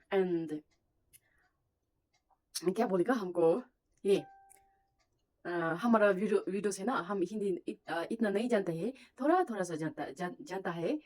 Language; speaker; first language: Hindi; non-native, learner; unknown